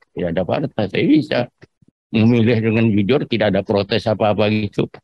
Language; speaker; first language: Indonesian; non-native, local second language; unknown